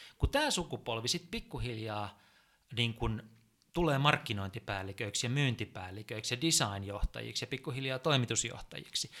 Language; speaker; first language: Finnish; native; Finnish